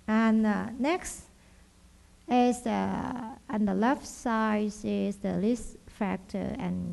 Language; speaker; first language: English; non-native, learner; Thai